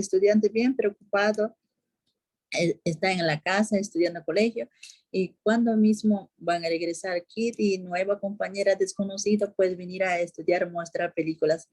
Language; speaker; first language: Spanish; non-native, local second language; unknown